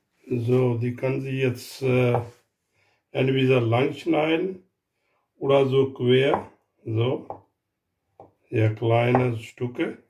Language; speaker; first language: German; non-native, learner; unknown